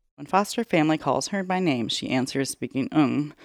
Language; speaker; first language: English; early bilingual, other home language; Korean